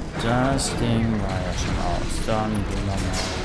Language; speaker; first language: German; native; German